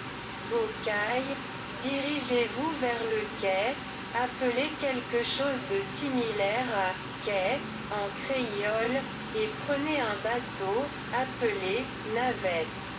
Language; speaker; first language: French; non-native, local second language; Haitian Creole